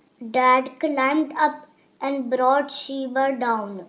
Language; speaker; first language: English; non-native, local second language; Urdu